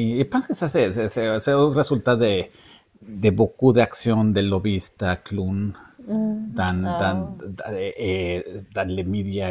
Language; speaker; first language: French; non-native, learner; Spanish